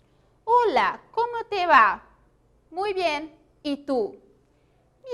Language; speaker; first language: Spanish; non-native, fluent; Portuguese